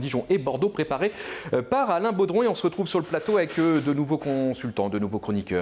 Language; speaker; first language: French; native; French